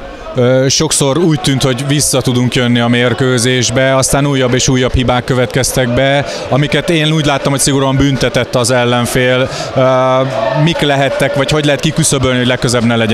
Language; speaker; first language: Hungarian; native; Hungarian